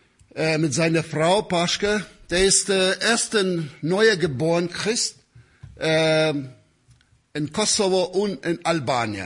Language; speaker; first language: German; non-native, fluent; Albanian